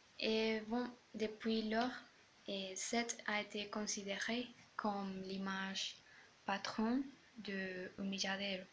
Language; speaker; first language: French; non-native, learner; Spanish